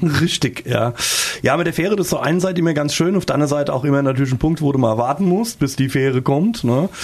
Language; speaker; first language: German; native; German